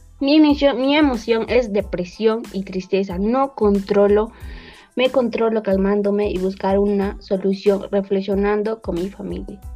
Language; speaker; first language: Spanish; native; Spanish